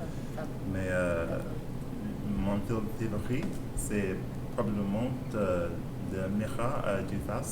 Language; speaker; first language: French; non-native, learner; English